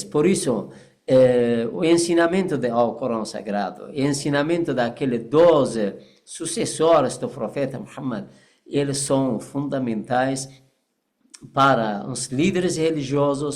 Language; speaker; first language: Portuguese; non-native, fluent; Persian